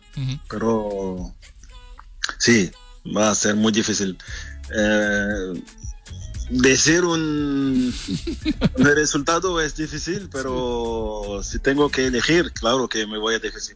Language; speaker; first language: Spanish; non-native, fluent; French